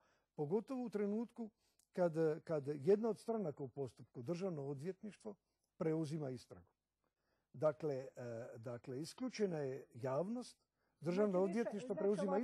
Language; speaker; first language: Croatian; native; Croatian